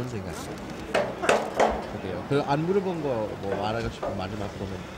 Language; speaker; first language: Korean; non-native, learner; English